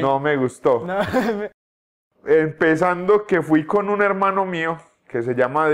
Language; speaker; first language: Spanish; native; Spanish